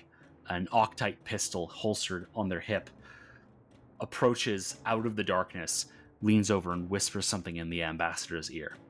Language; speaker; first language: English; native; English